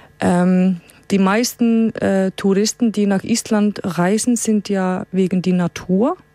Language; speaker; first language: German; non-native, fluent; Icelandic